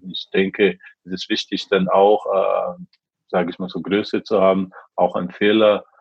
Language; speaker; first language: German; non-native, fluent; Portuguese